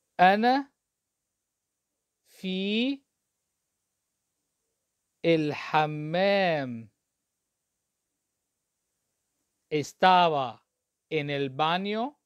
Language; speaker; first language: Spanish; non-native, fluent; Arabic